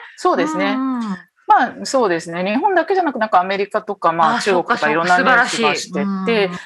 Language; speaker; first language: Japanese; native; Japanese